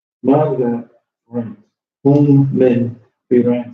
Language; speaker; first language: Arabic; non-native, learner; English